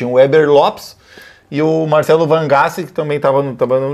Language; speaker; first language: Portuguese; native; Portuguese